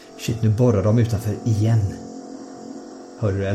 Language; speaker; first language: Swedish; native; Swedish